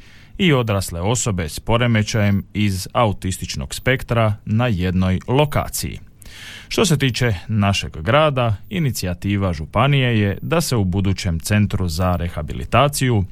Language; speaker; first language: Serbian; native; Serbian